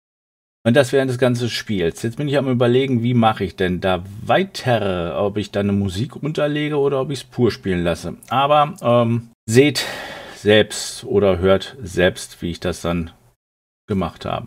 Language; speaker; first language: German; native; German